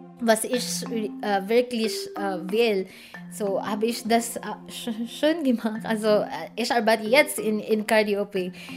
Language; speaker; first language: German; non-native, learner; Cebuano